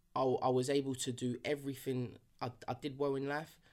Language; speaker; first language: English; early bilingual, other home language; Yoruba